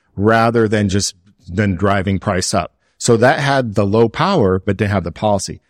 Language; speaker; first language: English; native; English